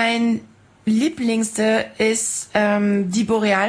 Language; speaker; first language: German; non-native, fluent; French